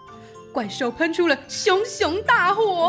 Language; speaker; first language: Chinese; native; Chinese